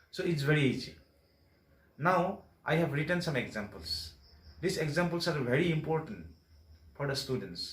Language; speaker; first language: English; non-native, local second language; Assamese